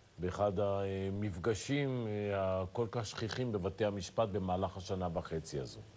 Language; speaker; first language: Hebrew; native; Hebrew